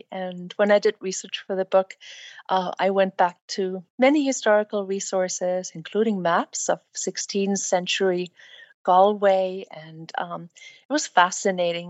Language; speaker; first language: English; non-native, fluent; German